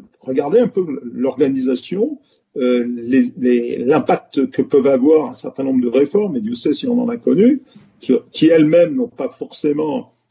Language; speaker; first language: French; native; French